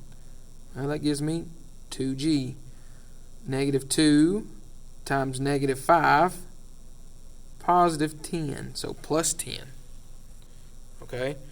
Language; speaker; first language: English; native; English